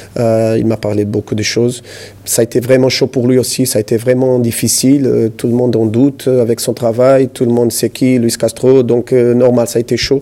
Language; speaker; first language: French; non-native, fluent; Portuguese